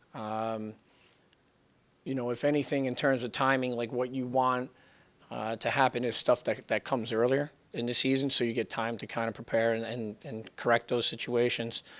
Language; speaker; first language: English; native; English